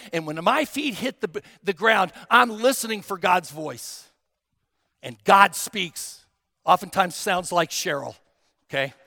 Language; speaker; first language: English; native; English